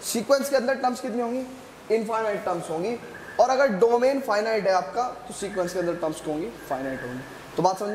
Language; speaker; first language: Hindi; native; Hindi